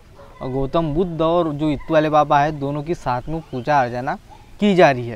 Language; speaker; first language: Hindi; non-native, local second language; Marathi